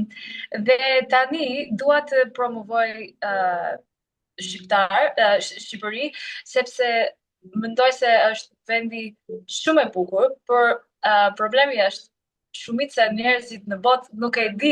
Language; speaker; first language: Albanian; non-native, learner; English